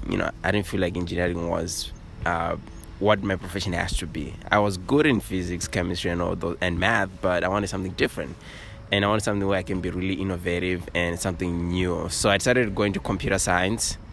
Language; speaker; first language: English; non-native, local second language; Kinyarwanda